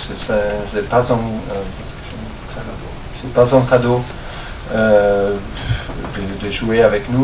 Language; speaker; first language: French; non-native, learner; German